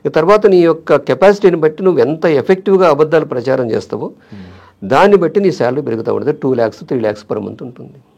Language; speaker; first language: Telugu; native; Telugu